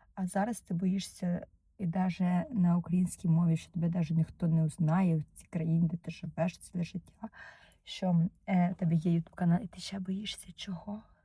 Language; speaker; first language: Ukrainian; non-native, fluent; Russian